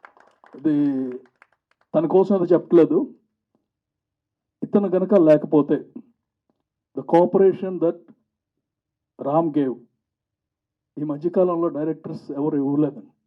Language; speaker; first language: Telugu; native; Telugu